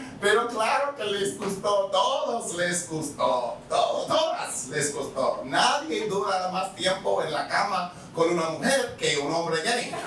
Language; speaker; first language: Spanish; non-native, fluent; English